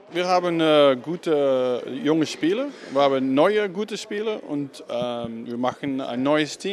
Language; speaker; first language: German; non-native, fluent; English